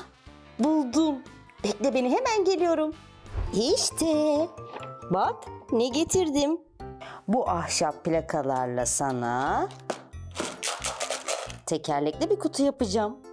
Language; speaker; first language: Turkish; native; Turkish